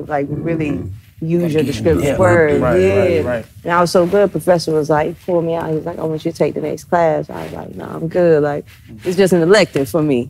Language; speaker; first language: English; native; English